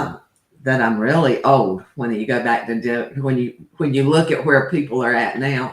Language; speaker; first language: English; native; English